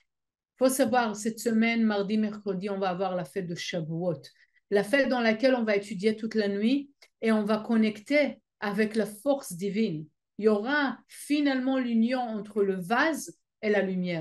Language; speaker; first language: French; non-native, fluent; Hebrew